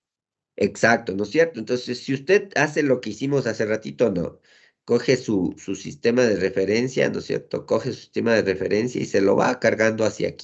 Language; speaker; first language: Spanish; native; Spanish